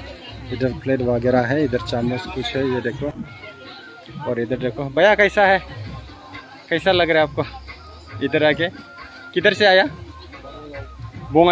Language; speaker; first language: Hindi; non-native, local second language; Bodo